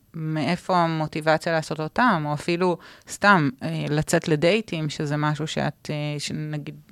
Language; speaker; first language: Hebrew; native; Hebrew